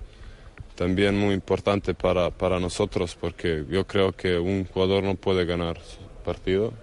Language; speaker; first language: Spanish; non-native, fluent; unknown